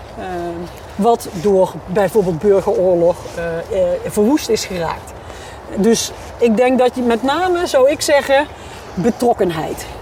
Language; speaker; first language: Dutch; native; Dutch